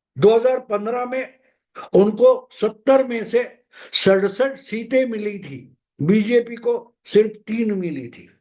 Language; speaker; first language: Hindi; non-native, local second language; Marathi